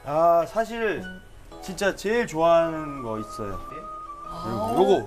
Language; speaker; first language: Korean; native; Korean